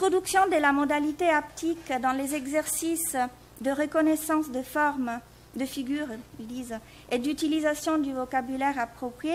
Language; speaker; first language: French; native; French